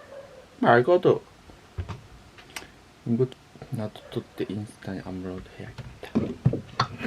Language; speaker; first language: Korean; non-native, learner; Japanese